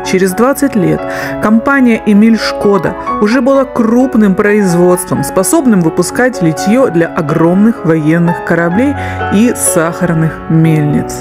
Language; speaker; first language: Russian; native; Russian